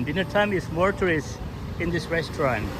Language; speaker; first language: English; non-native, learner; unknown